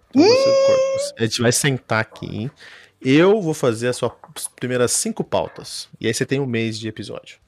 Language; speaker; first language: Portuguese; early bilingual, heritage; Portuguese